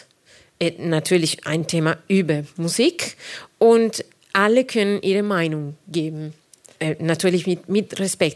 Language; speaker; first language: German; non-native, fluent; Spanish